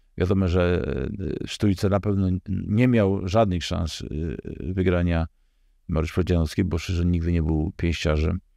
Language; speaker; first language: Polish; native; Polish